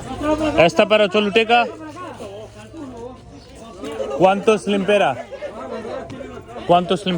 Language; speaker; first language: Spanish; non-native, learner; Hindi